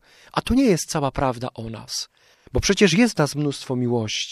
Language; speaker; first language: Polish; native; Polish